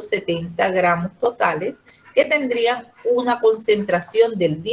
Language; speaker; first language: Spanish; native; Spanish